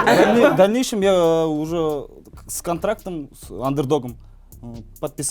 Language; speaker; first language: Russian; non-native, local second language; Kazakh